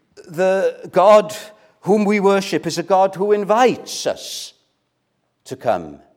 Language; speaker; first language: English; non-native, local second language; Welsh